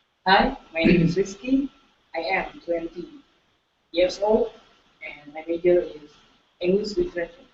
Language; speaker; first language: English; non-native, learner; Indonesian